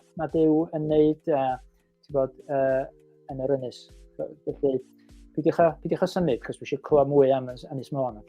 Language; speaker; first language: Welsh; native; Welsh